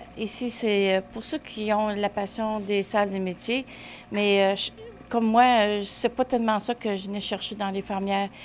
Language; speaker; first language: French; native; French